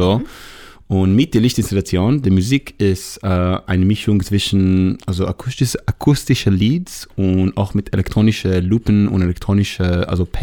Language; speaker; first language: German; non-native, learner; Hebrew